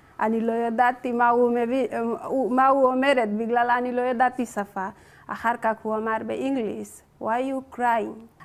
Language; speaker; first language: Hebrew; non-native, learner; Nepali